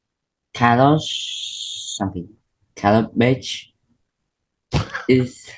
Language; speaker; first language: English; non-native, learner; Vietnamese